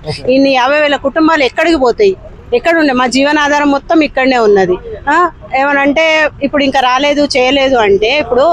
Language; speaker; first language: Telugu; native; Telugu